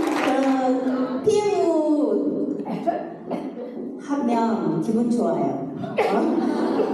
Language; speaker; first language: Korean; non-native, learner; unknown